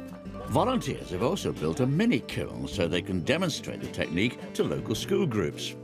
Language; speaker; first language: English; native; English